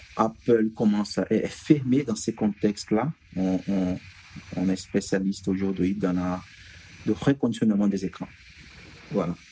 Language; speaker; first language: French; non-native, fluent; Portuguese